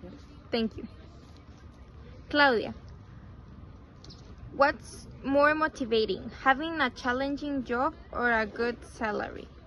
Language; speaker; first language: English; non-native, fluent; Spanish